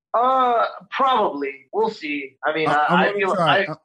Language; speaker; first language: English; native; English